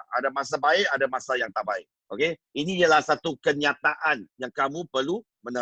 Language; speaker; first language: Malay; non-native, local second language; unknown